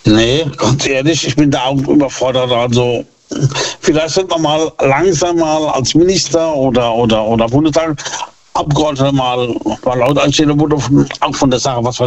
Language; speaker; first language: German; native; German